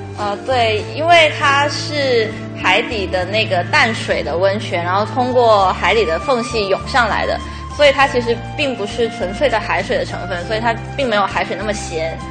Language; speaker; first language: Chinese; native; Chinese